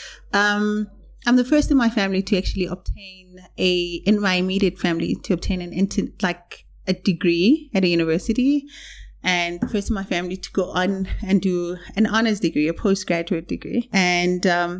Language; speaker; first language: English; non-native, local second language; Zulu